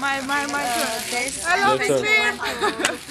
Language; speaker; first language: English; non-native, learner; Bulgarian